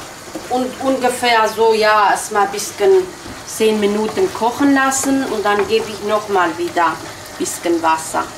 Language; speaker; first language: German; non-native, local second language; Kurdish